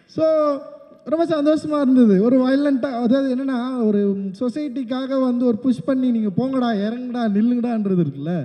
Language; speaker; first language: Tamil; native; Tamil